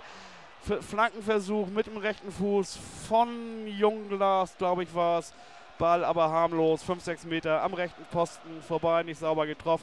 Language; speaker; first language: German; native; German